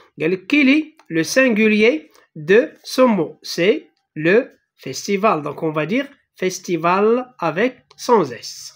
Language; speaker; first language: French; non-native, local second language; Arabic